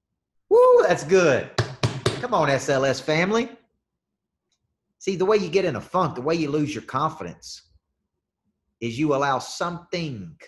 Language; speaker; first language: English; native; English